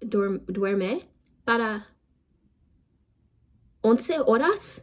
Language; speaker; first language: Spanish; non-native, learner; English